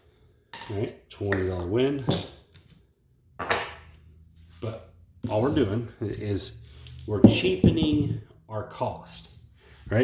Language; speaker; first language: English; native; English